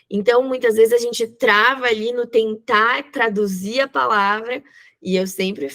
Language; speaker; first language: Portuguese; native; Portuguese